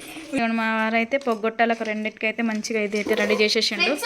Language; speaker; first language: Telugu; native; Telugu